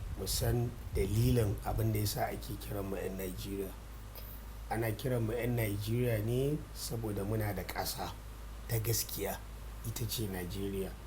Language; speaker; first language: Hausa; non-native, local second language; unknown